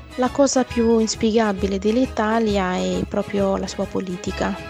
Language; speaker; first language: Italian; non-native, fluent; Arabic